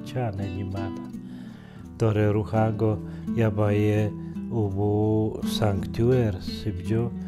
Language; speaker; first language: Kinyarwanda; non-native, fluent; Polish